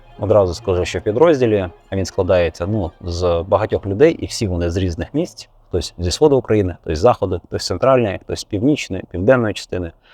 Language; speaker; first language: Ukrainian; native; Ukrainian